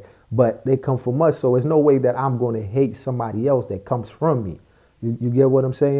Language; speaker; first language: English; native; English